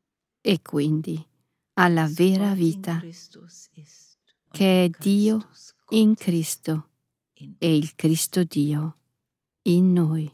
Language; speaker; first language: Italian; native; Italian